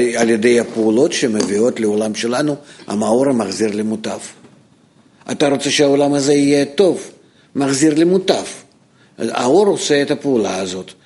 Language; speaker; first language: Hebrew; non-native, fluent; Russian